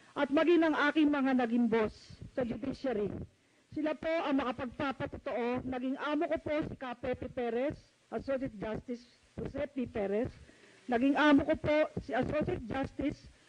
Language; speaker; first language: Filipino; native; Filipino